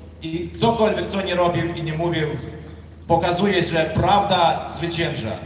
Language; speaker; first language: Polish; non-native, fluent; Ukrainian